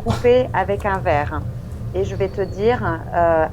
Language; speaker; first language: French; non-native, fluent; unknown